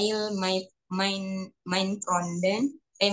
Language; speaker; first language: German; non-native, learner; Indonesian